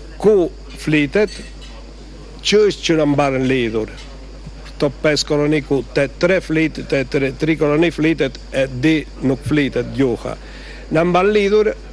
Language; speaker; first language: Albanian; early bilingual, heritage; Albanian